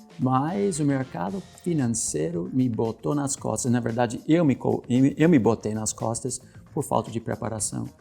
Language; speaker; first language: Portuguese; non-native, fluent; English